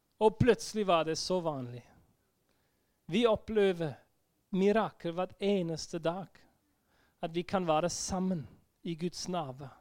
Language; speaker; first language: Norwegian; non-native, fluent; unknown